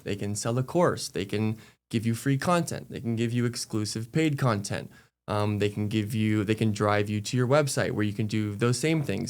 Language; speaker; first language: English; native; English